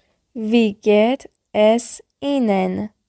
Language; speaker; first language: German; non-native, learner; Persian